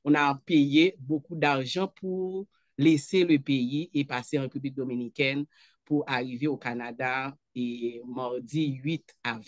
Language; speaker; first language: French; non-native, local second language; Haitian Creole